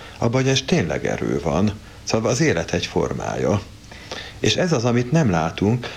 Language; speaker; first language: Hungarian; native; Hungarian